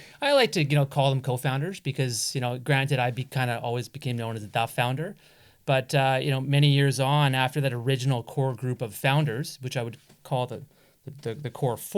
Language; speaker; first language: English; native; English